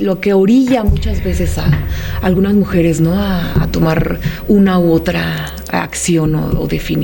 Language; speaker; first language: Spanish; native; Spanish